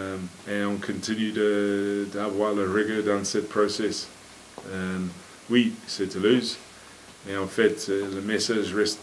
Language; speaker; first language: French; non-native, fluent; English